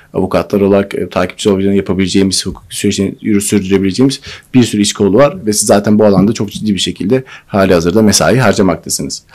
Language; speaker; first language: Turkish; native; Turkish